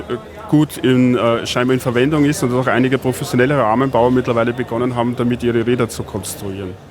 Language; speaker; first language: German; native; German